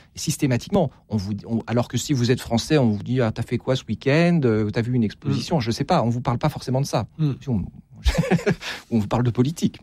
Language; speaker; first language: French; native; French